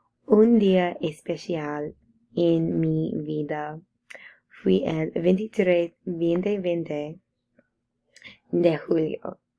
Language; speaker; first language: Spanish; non-native, learner; English